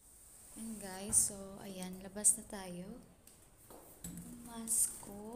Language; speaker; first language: Filipino; native; Filipino